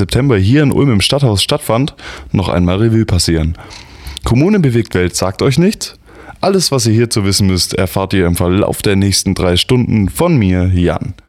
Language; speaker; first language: German; native; German